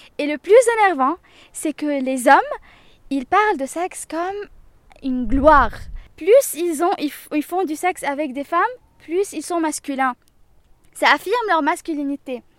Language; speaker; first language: French; non-native, local second language; Arabic